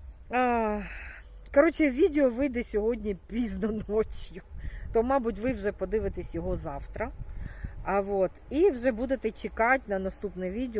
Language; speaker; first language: Ukrainian; non-native, local second language; Russian